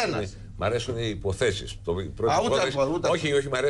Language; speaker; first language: Greek; native; Greek